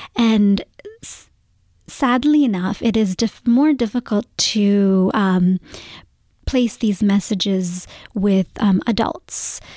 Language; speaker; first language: English; early bilingual, other home language; Gujarati